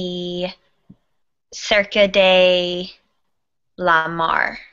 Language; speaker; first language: Spanish; non-native, learner; English